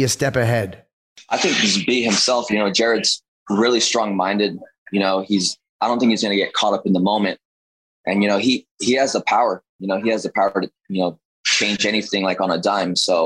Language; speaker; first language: English; native; English